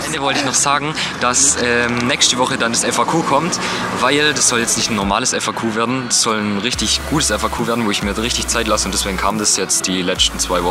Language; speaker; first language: German; native; German